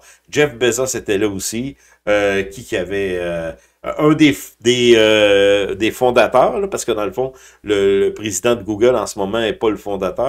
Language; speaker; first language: French; native; French